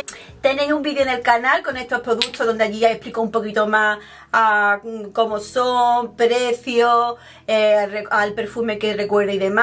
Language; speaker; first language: Spanish; native; Spanish